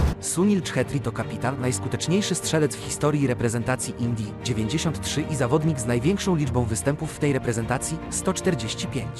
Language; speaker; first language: Polish; native; Polish